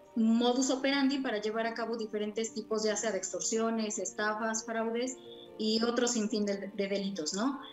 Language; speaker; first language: Spanish; native; Spanish